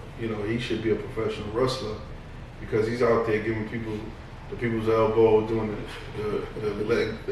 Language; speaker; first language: English; native; English